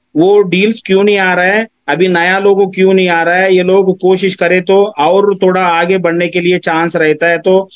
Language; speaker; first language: Hindi; non-native, local second language; Telugu